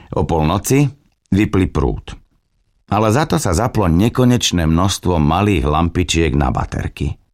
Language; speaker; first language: Slovak; native; Slovak